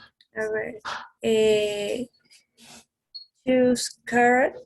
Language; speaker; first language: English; non-native, learner; Spanish